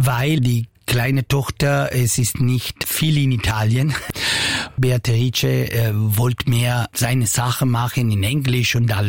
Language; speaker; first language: German; non-native, local second language; Italian